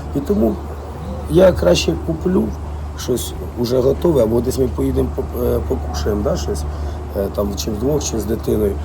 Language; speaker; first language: Ukrainian; non-native, local second language; Russian